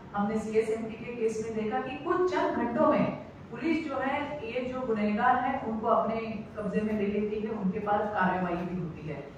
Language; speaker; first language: Hindi; non-native, local second language; Marathi